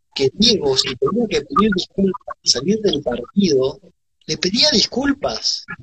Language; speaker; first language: Spanish; native; Spanish